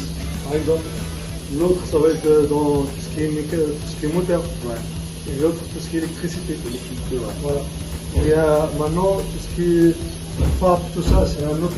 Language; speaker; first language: French; native; French